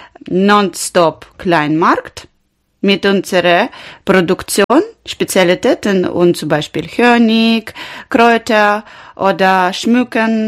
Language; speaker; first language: German; non-native, learner; Ukrainian